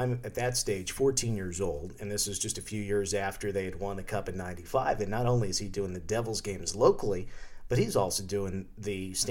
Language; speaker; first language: English; native; English